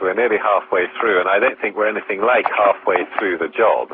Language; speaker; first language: English; native; English